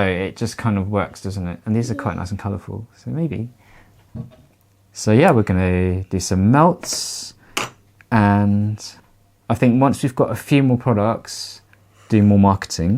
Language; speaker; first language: English; native; English